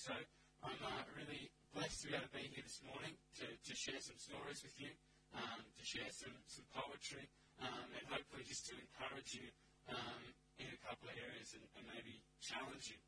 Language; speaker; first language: English; native; English